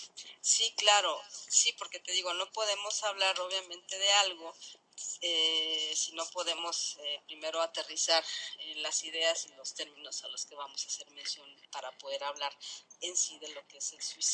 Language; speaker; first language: Spanish; native; Spanish